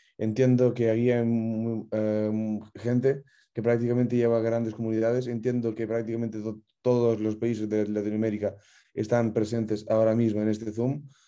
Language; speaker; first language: Spanish; non-native, fluent; Ukrainian